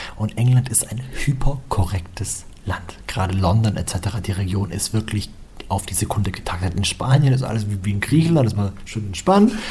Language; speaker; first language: German; native; German